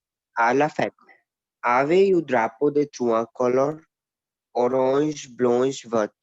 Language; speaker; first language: French; non-native, learner; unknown